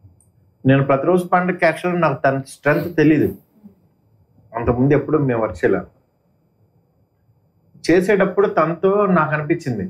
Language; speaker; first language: Telugu; native; Telugu